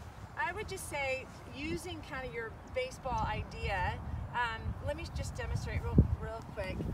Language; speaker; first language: English; native; English